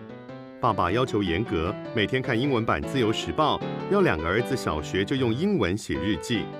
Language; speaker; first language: Chinese; native; Chinese